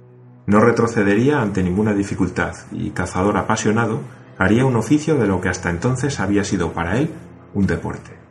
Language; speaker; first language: Spanish; native; Spanish